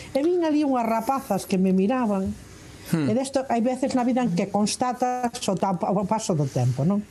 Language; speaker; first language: Galician; non-native, local second language; Spanish